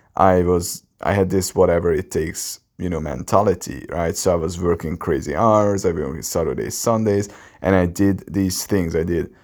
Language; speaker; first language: English; non-native, fluent; Hungarian